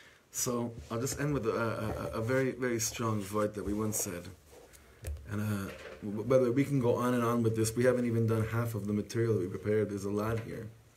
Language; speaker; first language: English; native; English